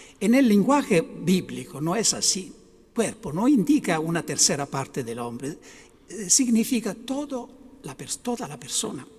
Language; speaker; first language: Spanish; non-native, fluent; Italian